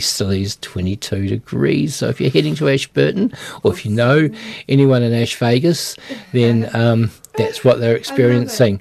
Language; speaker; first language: English; native; English